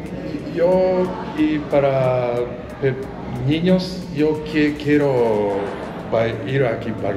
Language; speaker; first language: Spanish; non-native, learner; Japanese